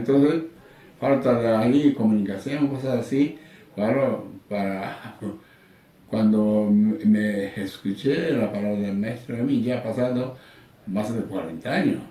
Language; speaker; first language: Spanish; non-native, learner; Japanese